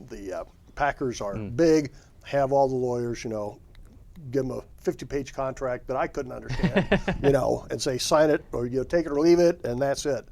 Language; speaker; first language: English; native; English